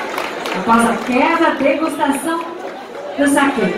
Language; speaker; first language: Portuguese; native; Portuguese